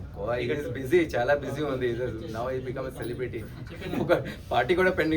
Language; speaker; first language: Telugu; non-native, learner; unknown